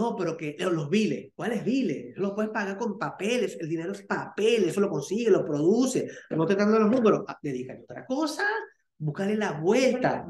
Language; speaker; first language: Spanish; native; Spanish